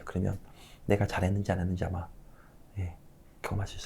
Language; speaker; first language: Korean; native; Korean